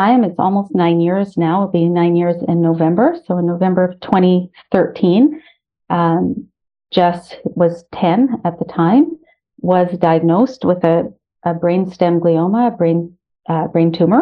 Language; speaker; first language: English; native; English